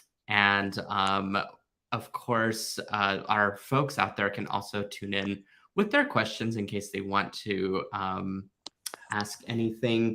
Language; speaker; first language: English; native; English